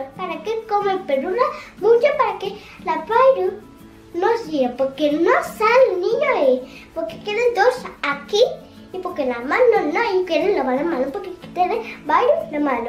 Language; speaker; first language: Spanish; early bilingual, other home language; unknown